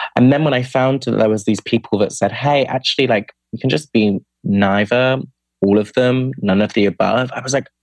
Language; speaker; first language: English; native; English